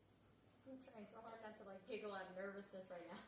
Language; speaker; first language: English; native; English